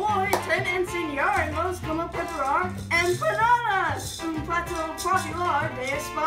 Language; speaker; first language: Spanish; non-native, learner; English